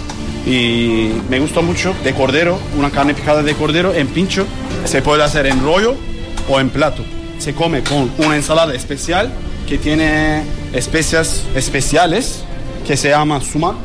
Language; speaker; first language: Spanish; non-native, learner; Turkish